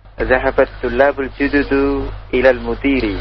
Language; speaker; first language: Arabic; non-native, learner; Indonesian